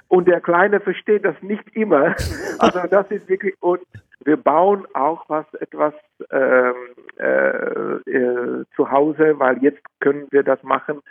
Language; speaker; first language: German; non-native, fluent; Czech